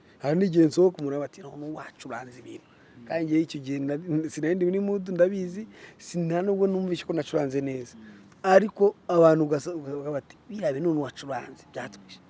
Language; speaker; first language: Kinyarwanda; early bilingual, other home language; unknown